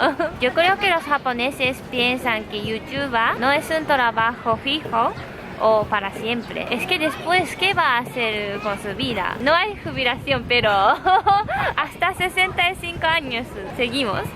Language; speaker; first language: Spanish; non-native, fluent; Japanese